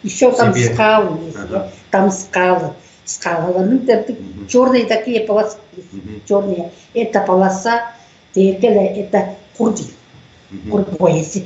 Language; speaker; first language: Russian; non-native, local second language; Tuvinian